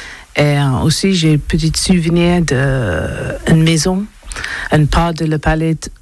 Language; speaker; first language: French; non-native, learner; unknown